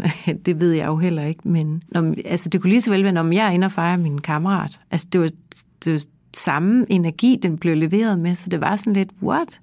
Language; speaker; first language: Danish; native; Danish